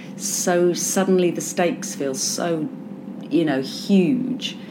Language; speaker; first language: English; native; English